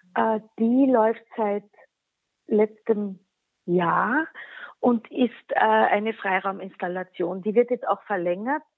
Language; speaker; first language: German; non-native, local second language; Slovenian